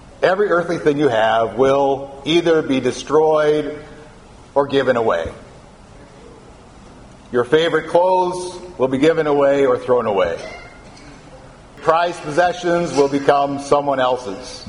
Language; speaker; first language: English; native; English